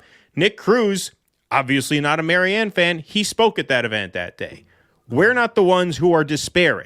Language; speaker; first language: English; native; English